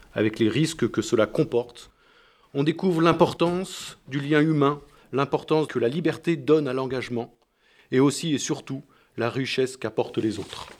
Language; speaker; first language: French; native; French